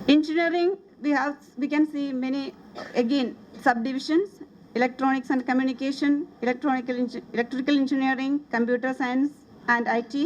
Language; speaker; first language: English; non-native, local second language; Malayalam